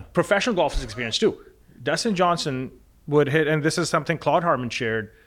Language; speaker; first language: English; non-native, local second language; Punjabi